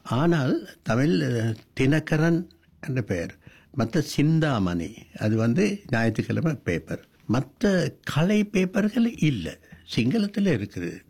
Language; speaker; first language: Tamil; non-native, local second language; Sinhala